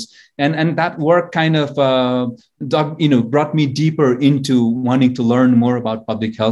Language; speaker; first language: English; non-native, local second language; Nepali